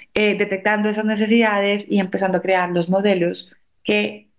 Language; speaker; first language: Spanish; native; Spanish